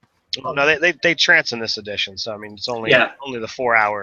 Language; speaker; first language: English; native; English